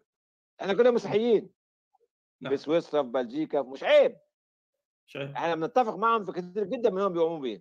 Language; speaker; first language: Arabic; native; Arabic